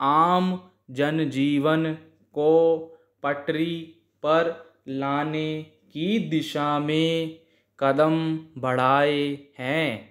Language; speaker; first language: Hindi; native; Hindi